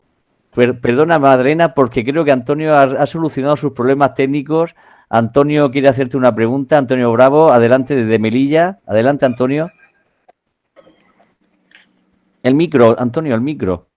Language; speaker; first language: Spanish; native; Spanish